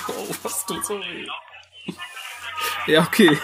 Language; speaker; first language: German; native; German